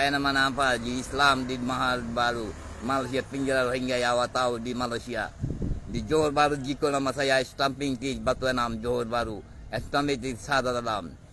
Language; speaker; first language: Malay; non-native, learner; Bangla